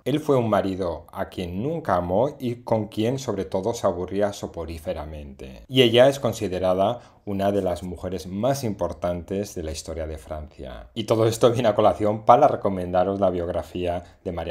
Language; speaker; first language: Spanish; native; Spanish